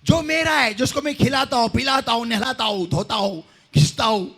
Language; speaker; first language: Hindi; non-native, local second language; Marathi